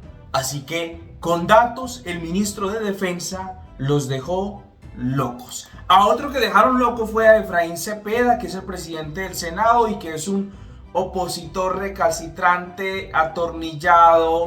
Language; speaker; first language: Spanish; native; Spanish